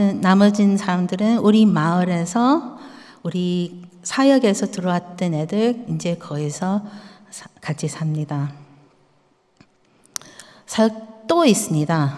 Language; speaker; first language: Korean; early bilingual, heritage; Korean